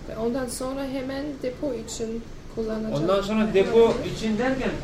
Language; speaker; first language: Turkish; non-native, learner; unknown